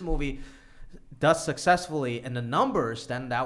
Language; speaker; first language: English; early bilingual, other home language; Cantonese